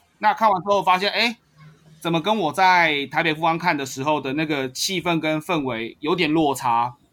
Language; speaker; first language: Chinese; native; Chinese